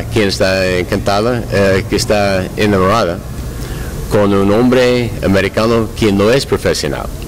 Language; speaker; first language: Spanish; non-native, learner; English